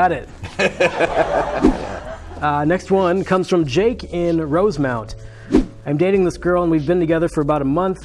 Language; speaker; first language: English; native; English